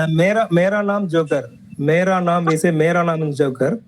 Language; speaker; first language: Hindi; non-native, learner; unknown